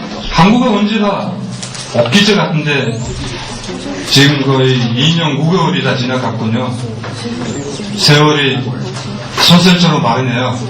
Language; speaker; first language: Korean; non-native, fluent; Mongolian